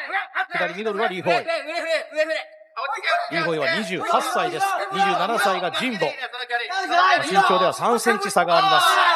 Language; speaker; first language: Japanese; native; Japanese